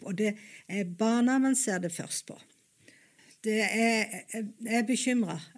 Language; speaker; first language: Norwegian; native; Norwegian